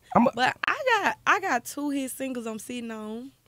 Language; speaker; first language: English; native; English